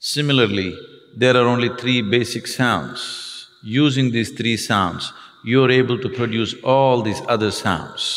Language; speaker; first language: English; non-native, local second language; Tamil